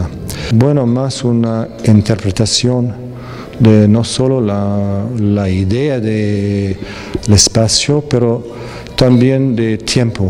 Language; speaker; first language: Spanish; non-native, fluent; English